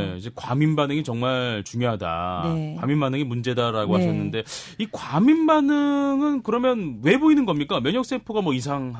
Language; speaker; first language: Korean; native; Korean